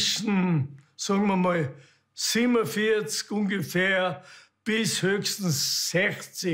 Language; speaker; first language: German; native; German